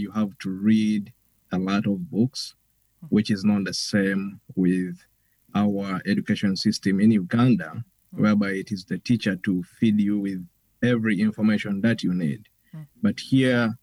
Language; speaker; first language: English; non-native, local second language; Ganda